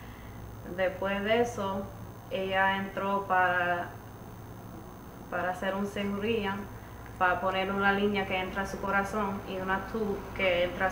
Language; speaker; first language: Spanish; early bilingual, heritage; Spanish